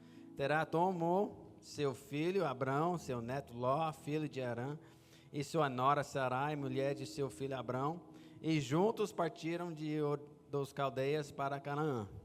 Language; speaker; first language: Portuguese; non-native, fluent; English